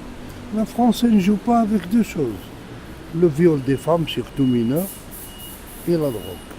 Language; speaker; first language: French; non-native, local second language; Arabic